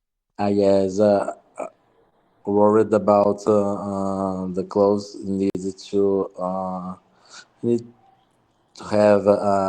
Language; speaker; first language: English; non-native, learner; Portuguese